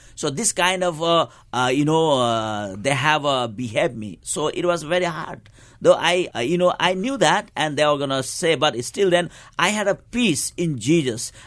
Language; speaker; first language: English; non-native, local second language; Nepali